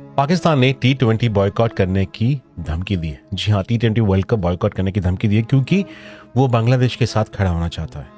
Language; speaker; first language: Hindi; non-native, local second language; Marathi